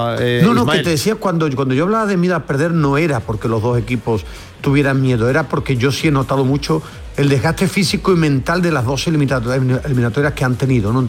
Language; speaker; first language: Spanish; native; Spanish